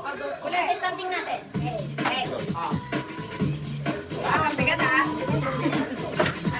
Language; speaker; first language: Filipino; native; Filipino